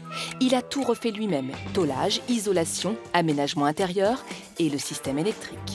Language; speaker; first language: French; native; French